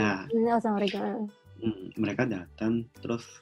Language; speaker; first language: Indonesian; non-native, local second language; Japanese